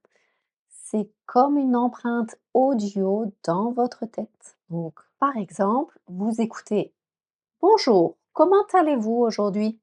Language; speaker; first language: French; native; French